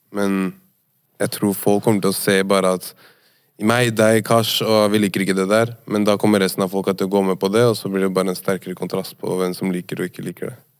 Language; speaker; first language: Norwegian; native; Norwegian